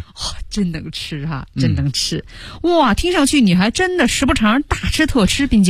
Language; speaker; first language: Chinese; native; Chinese